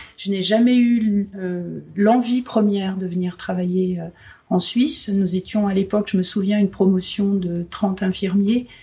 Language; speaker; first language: French; native; French